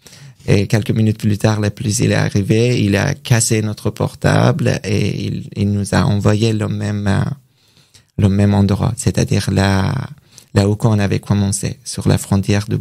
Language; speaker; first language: French; non-native, learner; Persian